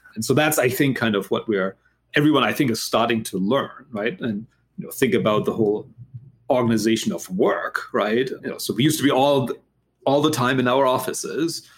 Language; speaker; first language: English; non-native, fluent; German